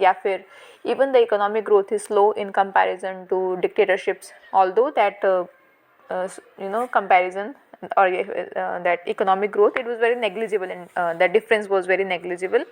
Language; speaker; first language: English; non-native, local second language; Hindi